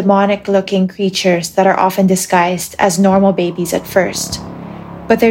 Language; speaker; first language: English; non-native, local second language; Filipino